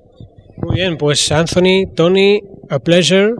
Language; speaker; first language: Spanish; native; Spanish